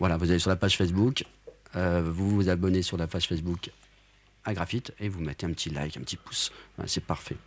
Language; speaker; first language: French; native; French